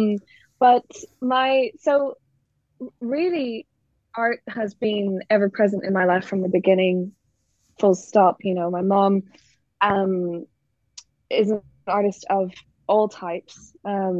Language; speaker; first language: English; native; English